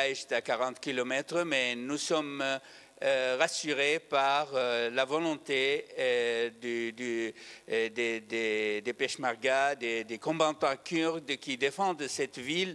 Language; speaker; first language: French; non-native, fluent; Arabic